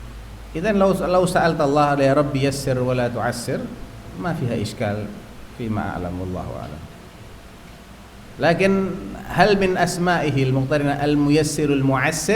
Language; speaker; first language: Arabic; non-native, fluent; Indonesian